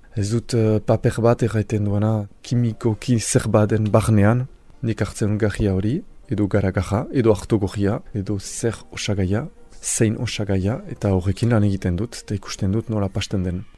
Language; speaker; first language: Basque; non-native, local second language; French